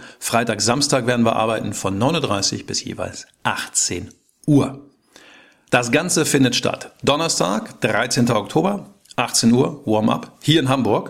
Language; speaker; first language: German; native; German